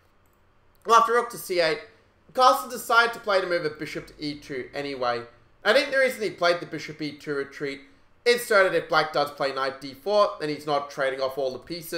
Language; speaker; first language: English; native; English